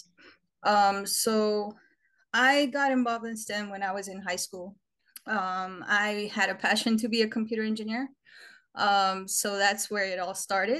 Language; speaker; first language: English; native; English